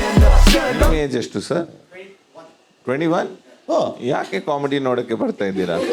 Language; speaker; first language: Kannada; non-native, learner; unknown